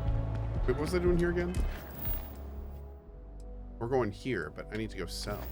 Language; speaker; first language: English; native; English